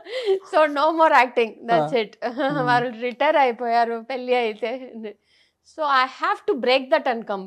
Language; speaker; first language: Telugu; non-native, fluent; Tamil